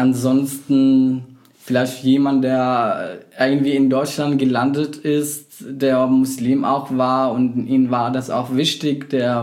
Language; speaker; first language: German; non-native, fluent; Arabic